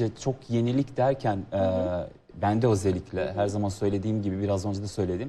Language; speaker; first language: Turkish; non-native, fluent; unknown